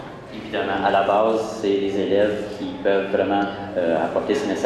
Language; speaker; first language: French; native; French